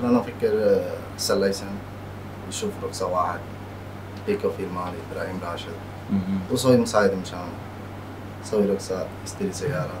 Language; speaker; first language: Arabic; non-native, learner; Bangla